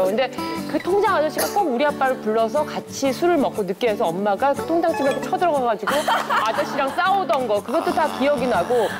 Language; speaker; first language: Korean; native; Korean